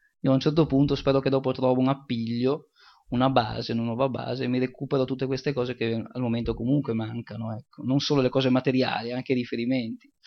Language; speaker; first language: Italian; native; Italian